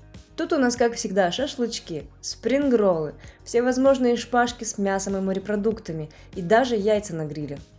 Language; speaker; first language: Russian; native; Russian